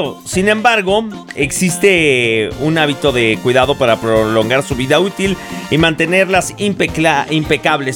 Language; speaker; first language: Spanish; native; Spanish